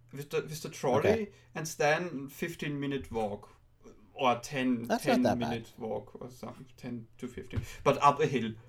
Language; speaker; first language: English; non-native, fluent; German